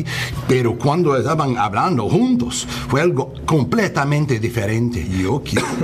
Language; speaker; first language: Spanish; non-native, learner; English